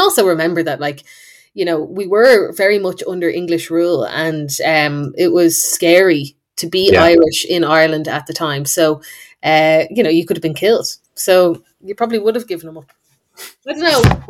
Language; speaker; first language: English; native; English